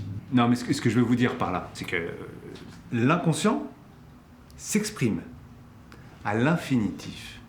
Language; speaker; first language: French; native; French